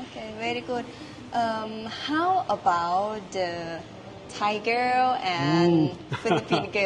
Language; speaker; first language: English; non-native, learner; Thai